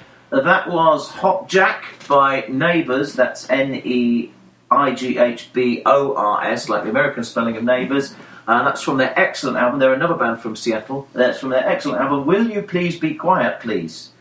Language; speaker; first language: English; native; English